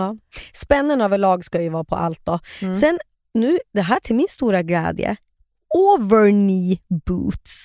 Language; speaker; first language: Swedish; native; Swedish